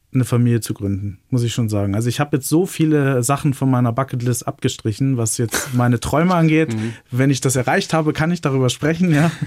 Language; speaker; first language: German; native; German